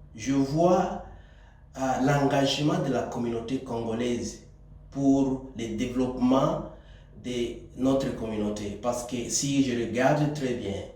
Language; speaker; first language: French; non-native, local second language; Swahili